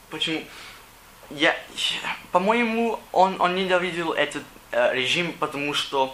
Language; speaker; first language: Russian; non-native, learner; English